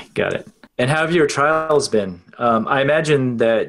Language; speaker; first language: English; native; English